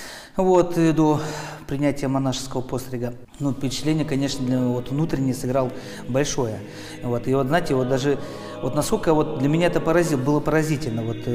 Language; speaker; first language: Russian; native; Russian